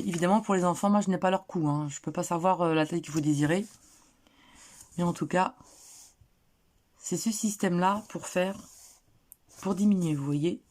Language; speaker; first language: French; native; French